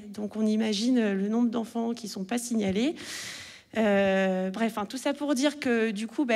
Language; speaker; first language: French; native; French